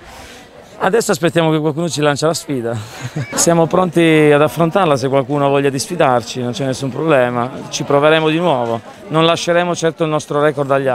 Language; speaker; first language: Italian; native; Italian